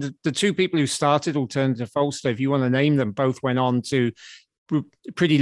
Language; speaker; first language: English; native; English